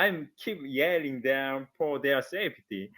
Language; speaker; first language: English; non-native, learner; Korean